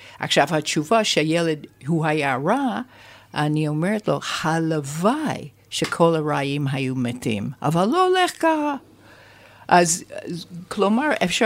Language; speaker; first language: Hebrew; non-native, fluent; English